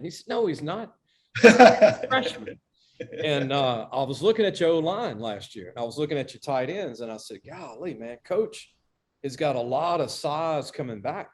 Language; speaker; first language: English; native; English